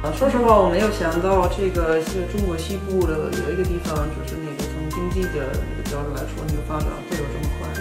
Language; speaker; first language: Chinese; non-native, fluent; German